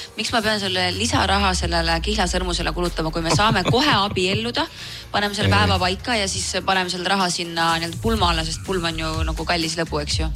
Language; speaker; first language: Estonian; native; Estonian